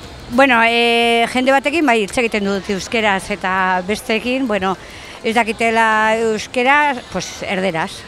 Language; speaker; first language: Basque; non-native, local second language; Spanish